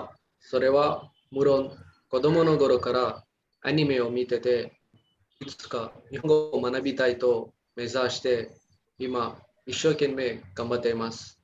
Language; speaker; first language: Japanese; non-native, learner; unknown